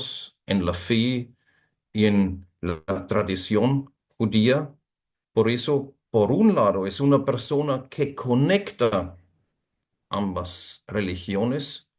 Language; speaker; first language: Spanish; non-native, fluent; German